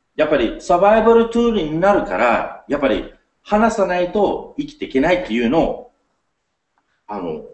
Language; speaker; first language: Japanese; non-native, fluent; English